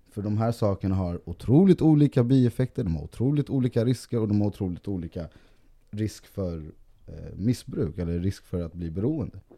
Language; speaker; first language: Swedish; early bilingual, other home language; Spanish